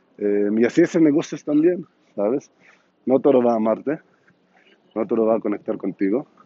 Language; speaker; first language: Spanish; non-native, learner; Hebrew